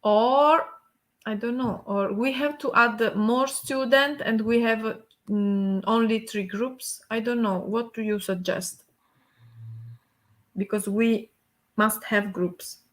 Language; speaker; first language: English; non-native, learner; Italian